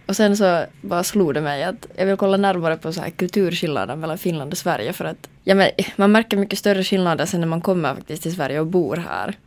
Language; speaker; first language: Swedish; native; Swedish